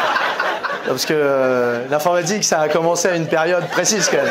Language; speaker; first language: French; native; French